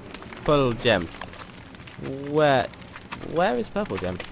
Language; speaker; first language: English; native; English